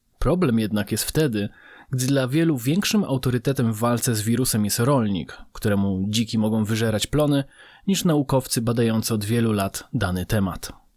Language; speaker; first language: Polish; native; Polish